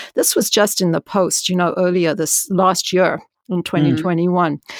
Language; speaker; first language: English; native; English